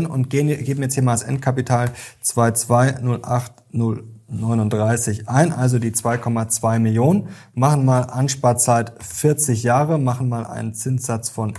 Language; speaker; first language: German; native; German